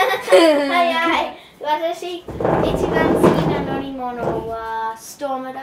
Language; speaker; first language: Japanese; non-native, learner; English